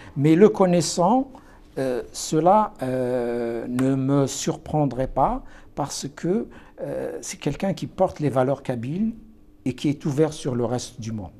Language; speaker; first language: French; non-native, local second language; Kabyle